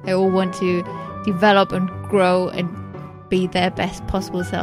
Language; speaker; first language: English; non-native, fluent; German